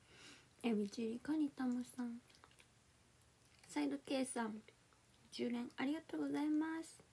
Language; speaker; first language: Japanese; native; Japanese